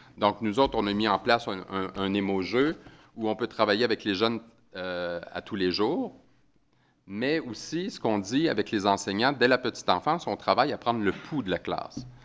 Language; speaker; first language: French; native; French